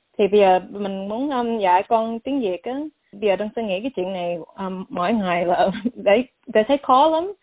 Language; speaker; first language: Vietnamese; early bilingual, heritage; Vietnamese